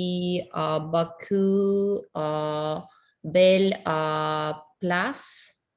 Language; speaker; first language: French; non-native, learner; Russian